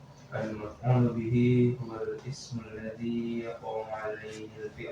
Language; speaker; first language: Arabic; non-native, learner; Indonesian